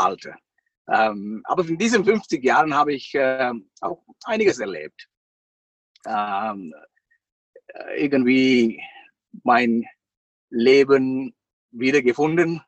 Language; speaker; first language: German; non-native, fluent; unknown